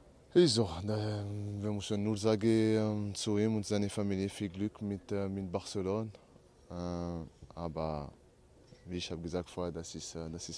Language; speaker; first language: German; non-native, learner; French